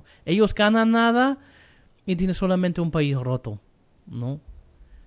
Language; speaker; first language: Spanish; non-native, learner; German